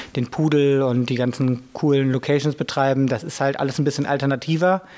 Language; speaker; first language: German; native; German